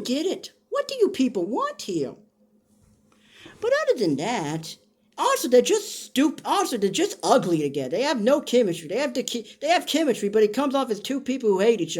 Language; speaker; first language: English; native; English